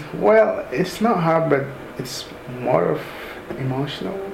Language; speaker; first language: English; non-native, fluent; Arabic